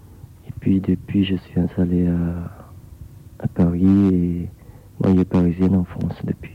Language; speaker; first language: French; non-native, fluent; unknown